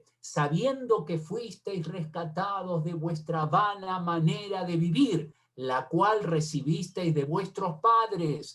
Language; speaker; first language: Spanish; native; Spanish